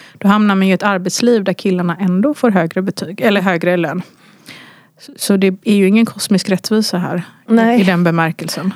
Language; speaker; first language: Swedish; early bilingual, other home language; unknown